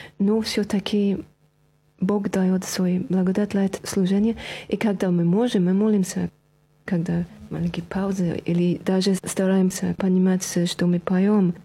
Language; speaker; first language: Russian; non-native, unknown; French